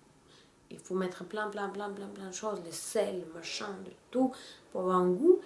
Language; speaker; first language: French; non-native, fluent; Russian